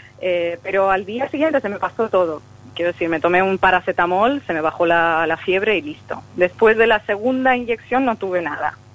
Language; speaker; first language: Spanish; non-native, fluent; Russian